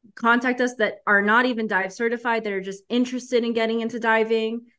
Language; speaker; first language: English; early bilingual, heritage; Spanish